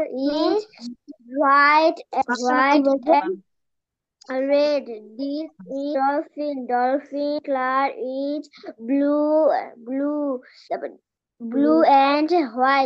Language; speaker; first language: English; non-native, learner; Bangla